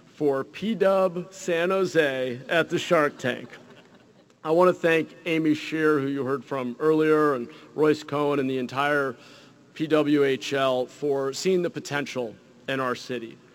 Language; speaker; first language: English; native; English